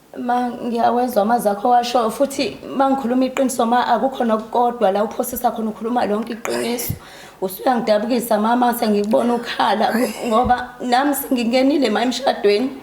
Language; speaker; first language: Zulu; native; Zulu